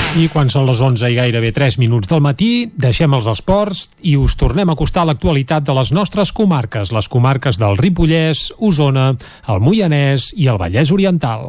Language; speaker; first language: Catalan; native; Catalan